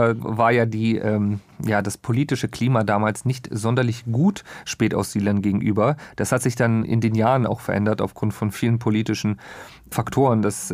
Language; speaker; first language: German; native; German